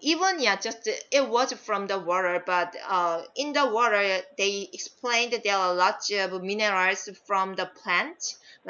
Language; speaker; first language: English; non-native, fluent; Korean